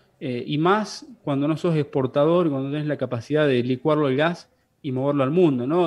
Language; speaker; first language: Spanish; native; Spanish